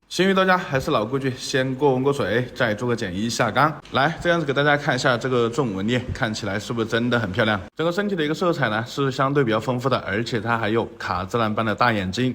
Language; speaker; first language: Chinese; native; Chinese